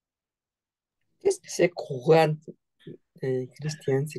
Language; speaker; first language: French; non-native, learner; Spanish